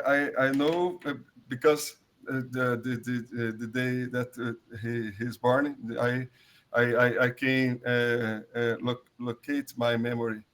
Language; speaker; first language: English; non-native, learner; Portuguese